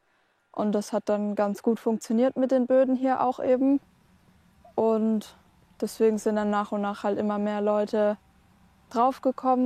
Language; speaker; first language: German; native; German